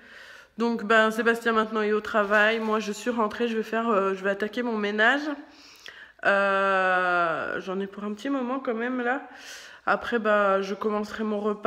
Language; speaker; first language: French; native; French